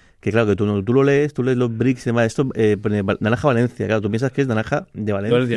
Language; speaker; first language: Spanish; native; Spanish